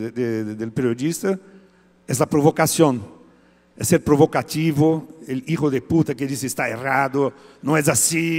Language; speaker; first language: Spanish; non-native, fluent; Portuguese